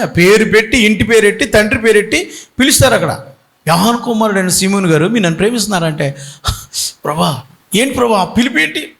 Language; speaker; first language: Telugu; native; Telugu